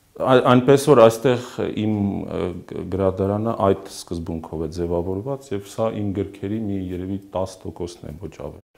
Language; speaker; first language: Armenian; native; Armenian